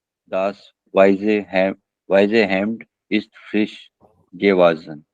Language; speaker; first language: German; non-native, learner; Hindi